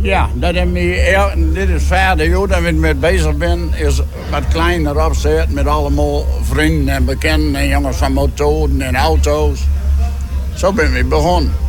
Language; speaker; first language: Dutch; native; Dutch